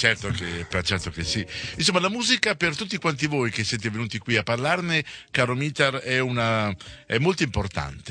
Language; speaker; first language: Italian; native; Italian